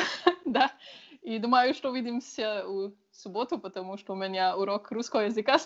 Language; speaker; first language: Russian; non-native, learner; Slovenian